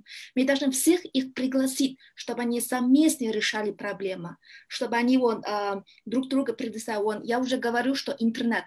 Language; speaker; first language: Russian; non-native, learner; Kyrgyz